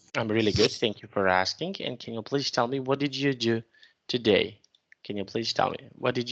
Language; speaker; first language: English; non-native, fluent; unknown